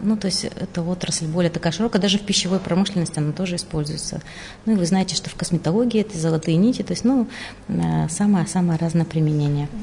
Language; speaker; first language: Russian; native; Russian